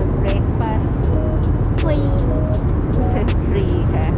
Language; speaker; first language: Thai; native; Thai